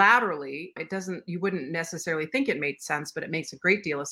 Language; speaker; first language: English; native; English